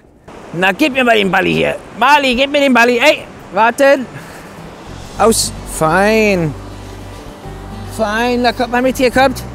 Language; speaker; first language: German; native; German